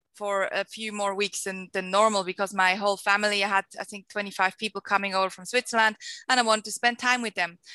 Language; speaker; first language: English; non-native, fluent; Swiss German